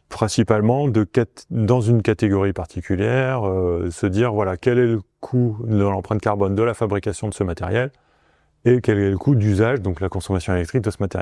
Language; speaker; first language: French; native; French